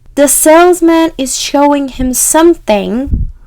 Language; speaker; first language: English; non-native, fluent; Persian